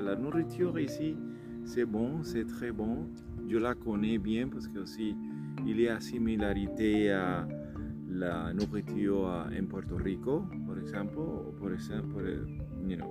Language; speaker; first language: French; non-native, learner; Spanish